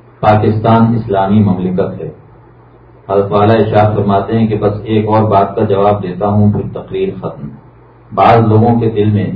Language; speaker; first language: Urdu; native; Urdu